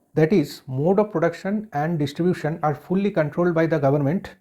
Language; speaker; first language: English; non-native, local second language; Bangla